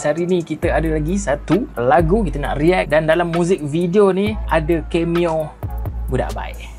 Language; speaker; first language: Malay; native; Malay